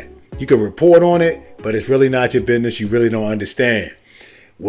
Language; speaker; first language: English; native; English